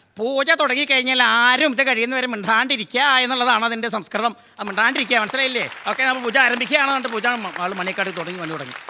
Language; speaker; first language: Malayalam; native; Malayalam